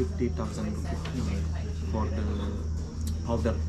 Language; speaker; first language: English; non-native, local second language; Indonesian